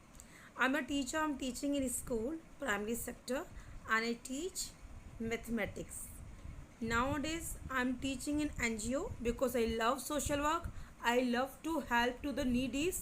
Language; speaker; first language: English; non-native, local second language; Hindi